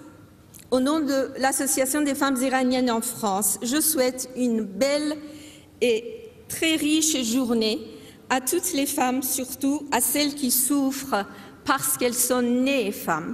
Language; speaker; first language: French; non-native, fluent; Persian